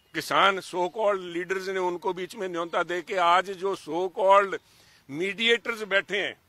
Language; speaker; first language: Hindi; native; Hindi